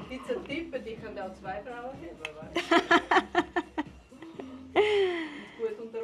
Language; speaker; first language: German; non-native, learner; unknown